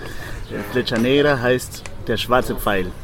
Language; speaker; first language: German; native; German